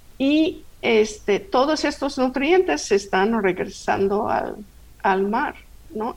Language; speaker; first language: Spanish; non-native, fluent; English